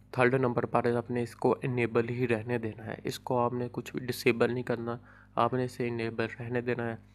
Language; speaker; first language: Urdu; non-native, local second language; Punjabi